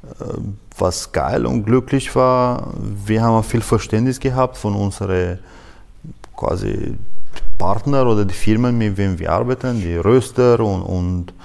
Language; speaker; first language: German; non-native, fluent; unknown